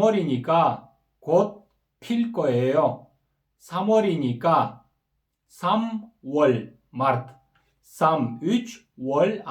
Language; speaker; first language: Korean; non-native, fluent; Kyrgyz